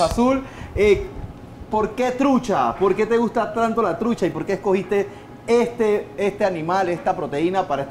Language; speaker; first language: Spanish; native; Spanish